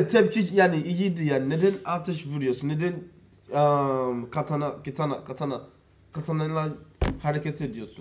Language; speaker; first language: Turkish; non-native, learner; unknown